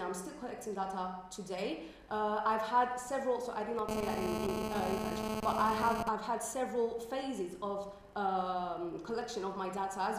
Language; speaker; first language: English; non-native, fluent; French